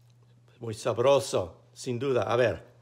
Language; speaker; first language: Spanish; non-native, fluent; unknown